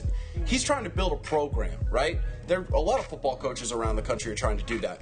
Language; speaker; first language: English; native; English